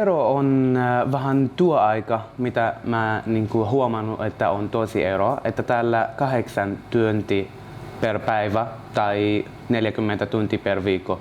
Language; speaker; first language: Finnish; non-native, learner; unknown